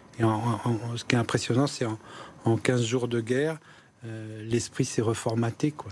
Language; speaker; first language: French; native; French